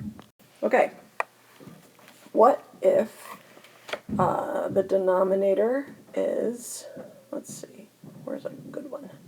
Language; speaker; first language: English; native; English